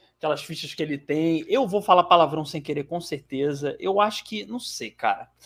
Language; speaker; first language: Portuguese; native; Portuguese